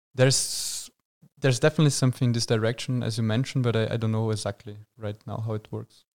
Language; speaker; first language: English; non-native, fluent; Portuguese